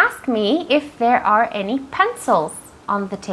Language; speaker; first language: English; non-native, fluent; Spanish